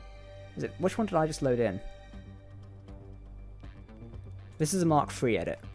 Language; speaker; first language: English; native; English